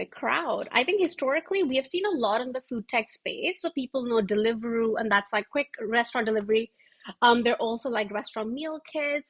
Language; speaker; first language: English; non-native, local second language; Hindi